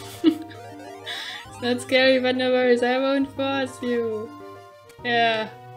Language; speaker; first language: English; non-native, fluent; German